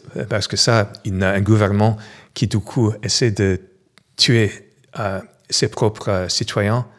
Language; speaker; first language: French; non-native, fluent; English